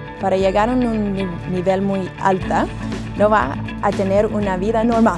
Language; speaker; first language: Spanish; non-native, learner; English